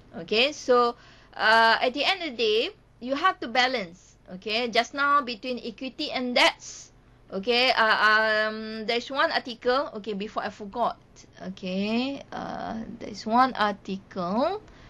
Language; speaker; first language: English; non-native, local second language; Malay